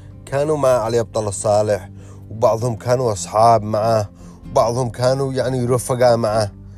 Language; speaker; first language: Arabic; early bilingual, heritage; Arabic